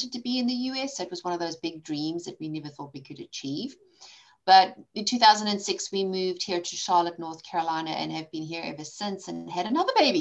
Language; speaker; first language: English; native; English